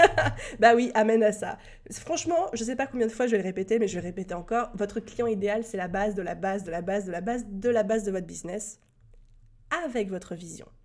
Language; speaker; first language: French; native; French